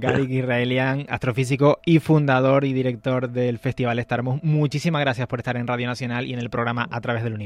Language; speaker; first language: Spanish; native; Spanish